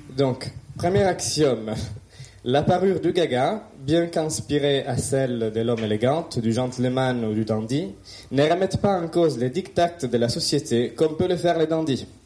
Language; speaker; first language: French; non-native, fluent; Italian